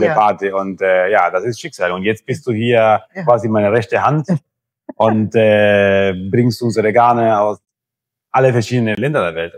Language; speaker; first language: German; non-native, fluent; Spanish